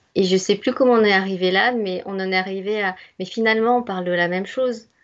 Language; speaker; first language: French; native; French